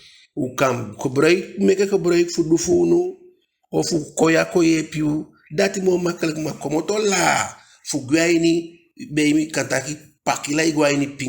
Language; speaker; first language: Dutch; non-native, local second language; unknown